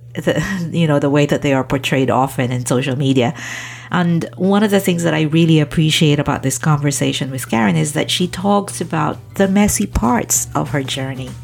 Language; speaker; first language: English; native; English